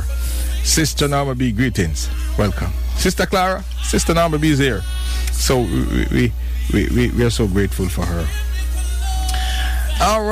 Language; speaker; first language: English; non-native, local second language; Jamaican Creole English